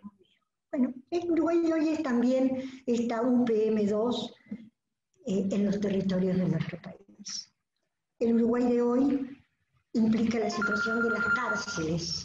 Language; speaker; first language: Spanish; native; Spanish